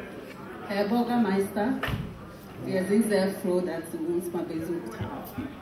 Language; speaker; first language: German; non-native, fluent; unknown